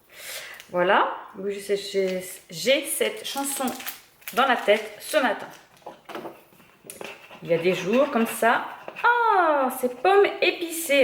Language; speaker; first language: French; native; French